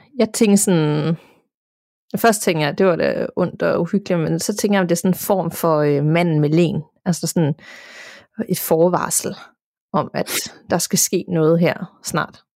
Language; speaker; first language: Danish; native; Danish